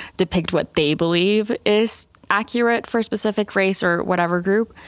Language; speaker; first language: English; non-native, fluent; Spanish